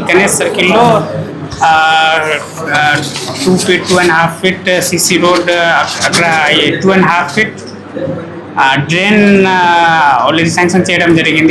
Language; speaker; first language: Telugu; non-native, fluent; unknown